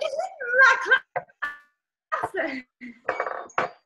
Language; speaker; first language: Spanish; non-native, learner; English